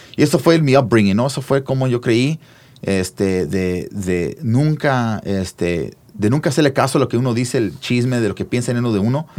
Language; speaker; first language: Spanish; early bilingual, heritage; Spanish